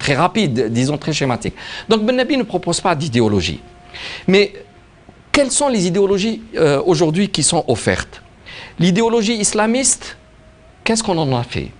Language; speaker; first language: French; non-native, local second language; Arabic